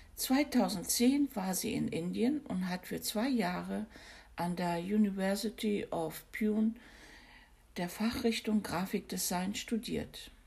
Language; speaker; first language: German; native; German